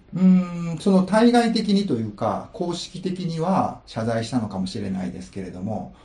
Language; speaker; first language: Japanese; native; Japanese